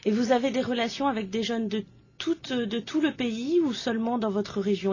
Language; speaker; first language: French; native; French